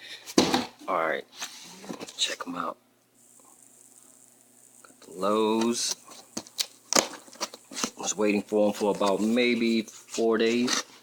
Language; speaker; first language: English; native; English